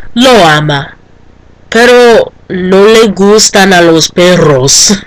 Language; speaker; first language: Spanish; non-native, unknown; English